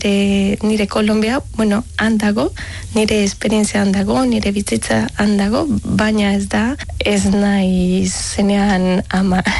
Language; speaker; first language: Basque; non-native, learner; Spanish